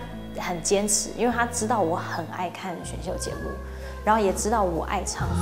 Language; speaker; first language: Chinese; native; Chinese